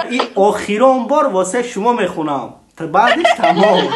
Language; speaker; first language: Persian; native; Persian